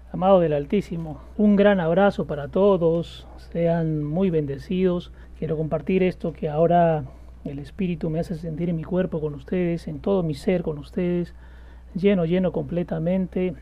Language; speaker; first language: Spanish; native; Spanish